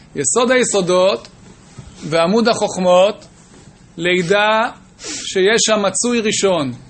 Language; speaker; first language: Hebrew; native; Hebrew